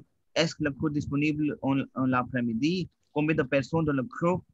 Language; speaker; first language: French; non-native, fluent; Hindi